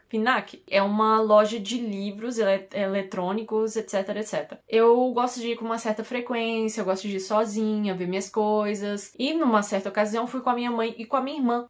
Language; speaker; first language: Portuguese; native; Portuguese